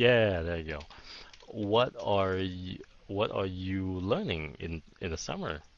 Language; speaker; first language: English; early bilingual, heritage; Vietnamese